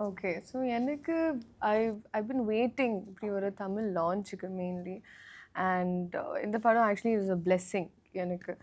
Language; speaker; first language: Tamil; non-native, learner; Telugu